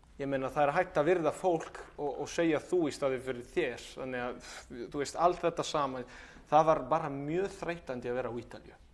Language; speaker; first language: Icelandic; non-native, fluent; Italian